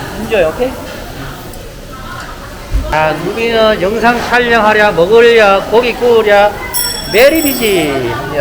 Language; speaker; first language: Korean; native; Korean